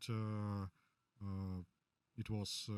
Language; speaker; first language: English; non-native, learner; Russian